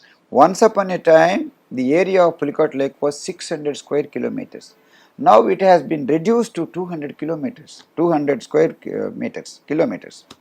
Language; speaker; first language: English; non-native, local second language; Telugu